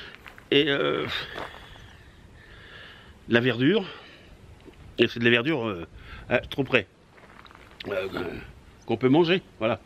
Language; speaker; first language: French; native; French